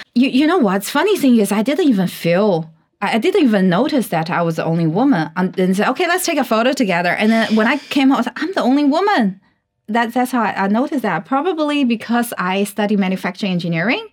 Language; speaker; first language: English; non-native, fluent; Chinese